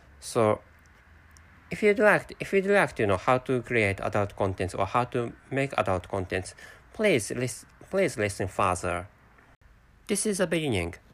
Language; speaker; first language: English; non-native, fluent; Japanese